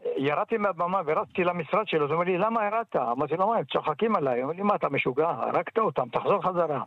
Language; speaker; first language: Hebrew; early bilingual, other home language; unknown